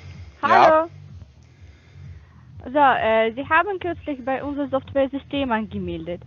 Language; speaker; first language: German; non-native, fluent; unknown